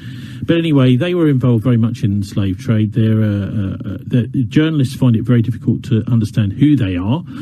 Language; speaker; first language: English; native; English